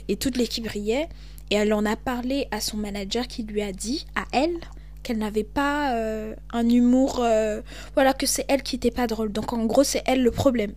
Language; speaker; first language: French; native; French